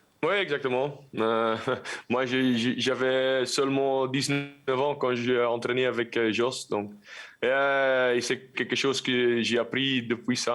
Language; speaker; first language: French; non-native, local second language; Dutch